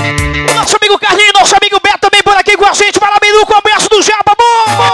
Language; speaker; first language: Portuguese; native; Portuguese